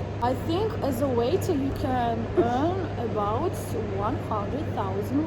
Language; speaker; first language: English; non-native, learner; Russian